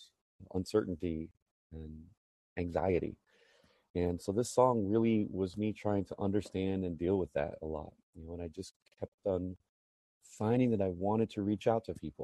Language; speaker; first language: English; native; English